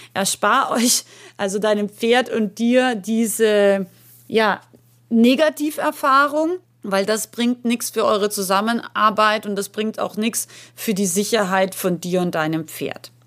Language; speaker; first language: German; native; German